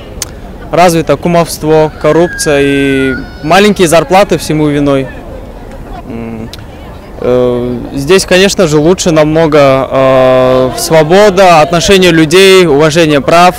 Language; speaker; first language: Russian; non-native, local second language; Kyrgyz